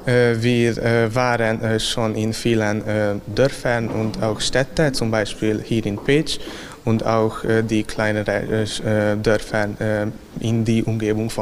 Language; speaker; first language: German; non-native, local second language; Hungarian